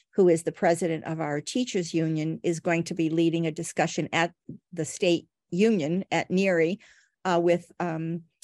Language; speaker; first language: English; early bilingual, other home language; Portuguese